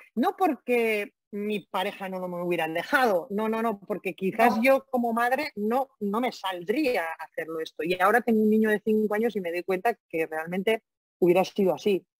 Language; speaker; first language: Spanish; native; Spanish